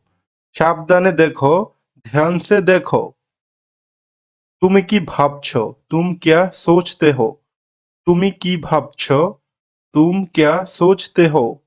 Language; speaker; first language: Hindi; non-native, local second language; Bangla